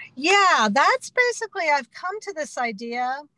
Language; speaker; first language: English; native; English